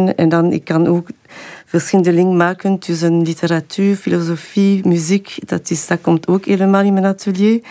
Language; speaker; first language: Dutch; non-native, local second language; French